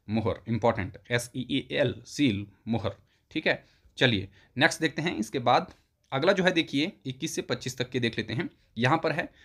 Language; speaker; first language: Hindi; native; Hindi